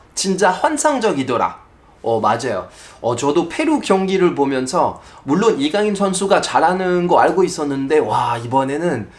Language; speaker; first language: Korean; non-native, fluent; French